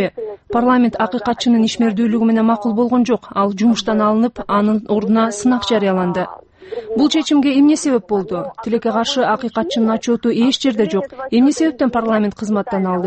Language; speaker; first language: Kyrgyz; native; Kyrgyz